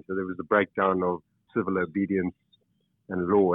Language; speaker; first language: English; native; English